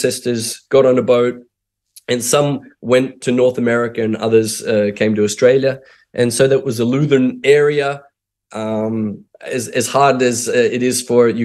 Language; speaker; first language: English; native; English